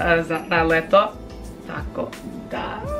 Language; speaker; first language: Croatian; non-native, learner; English